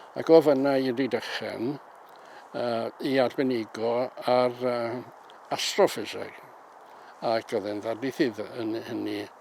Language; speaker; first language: Welsh; native; Welsh